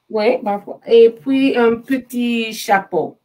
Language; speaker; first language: French; non-native, learner; English